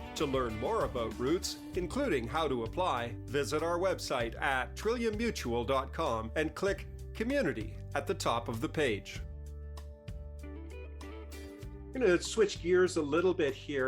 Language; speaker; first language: English; native; English